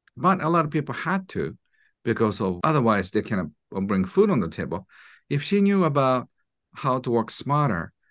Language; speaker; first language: English; non-native, fluent; Japanese